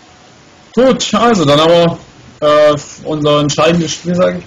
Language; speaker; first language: German; native; German